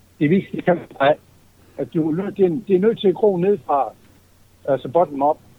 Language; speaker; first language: Danish; native; Danish